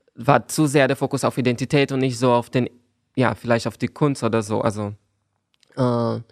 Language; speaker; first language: German; non-native, fluent; Portuguese